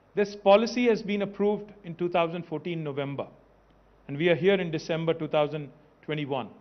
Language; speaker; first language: English; non-native, local second language; Telugu